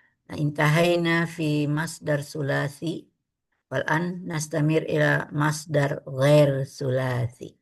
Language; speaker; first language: Arabic; non-native, fluent; Indonesian